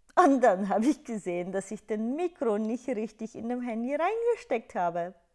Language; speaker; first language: German; non-native, fluent; Bulgarian